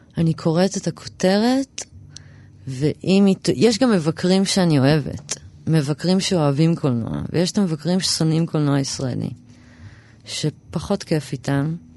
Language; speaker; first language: Hebrew; early bilingual, other home language; English